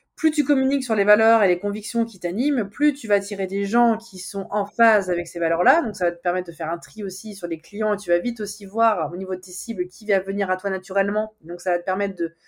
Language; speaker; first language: French; native; French